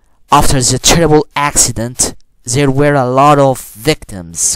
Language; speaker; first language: English; non-native, fluent; Arabic